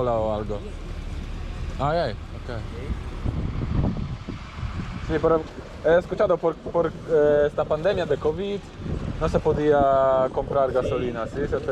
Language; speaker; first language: Spanish; non-native, learner; Polish